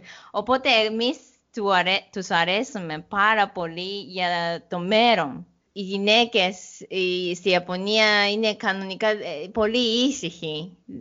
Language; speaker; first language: Greek; non-native, learner; Japanese